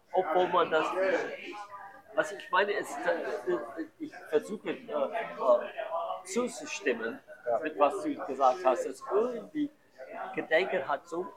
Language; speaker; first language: German; non-native, learner; English